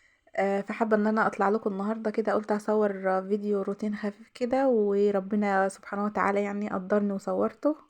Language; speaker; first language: Arabic; native; Arabic